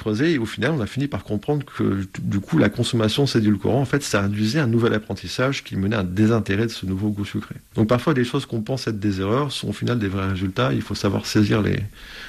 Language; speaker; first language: French; native; French